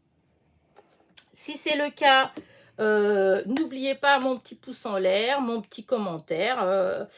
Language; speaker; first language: French; native; French